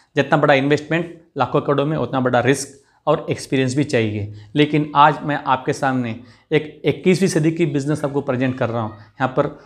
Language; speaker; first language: Hindi; non-native, local second language; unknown